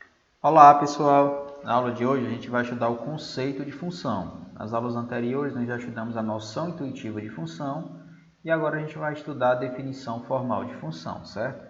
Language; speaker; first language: Portuguese; native; Portuguese